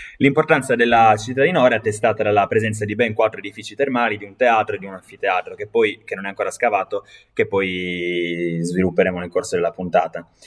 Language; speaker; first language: Italian; non-native, local second language; Sardinian